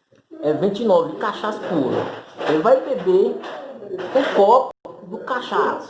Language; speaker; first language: Portuguese; non-native, fluent; Haitian Creole